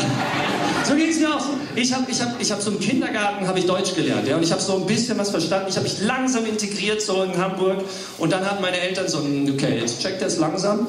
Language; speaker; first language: German; early bilingual, other home language; English